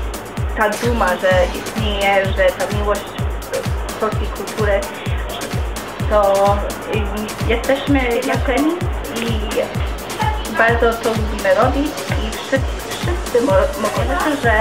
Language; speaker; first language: Polish; early bilingual, heritage; Polish